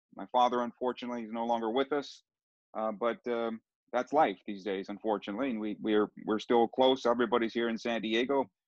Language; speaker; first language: English; early bilingual, other home language; Sicilian